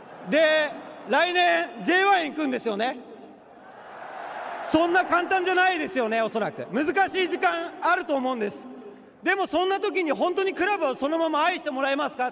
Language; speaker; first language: Japanese; native; Japanese